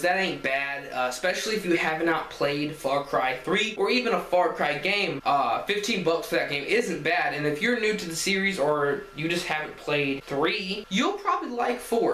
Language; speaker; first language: English; native; English